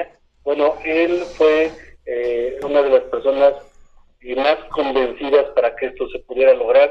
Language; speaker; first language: Spanish; native; Spanish